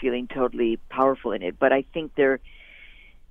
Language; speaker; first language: English; native; English